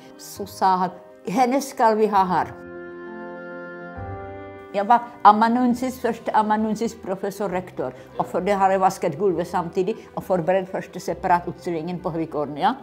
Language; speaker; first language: Norwegian; non-native, fluent; Czech